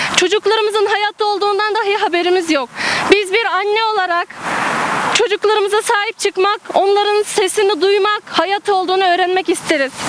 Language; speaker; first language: Turkish; non-native, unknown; Uyghur